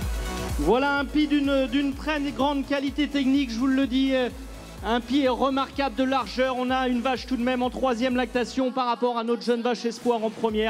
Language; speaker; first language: French; native; French